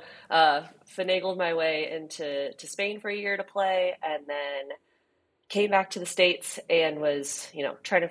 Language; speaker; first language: English; native; English